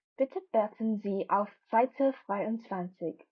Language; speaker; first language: German; non-native, learner; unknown